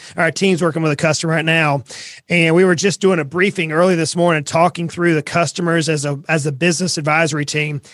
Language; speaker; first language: English; native; English